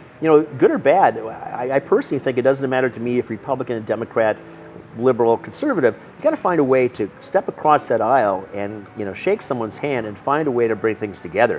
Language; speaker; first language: English; native; English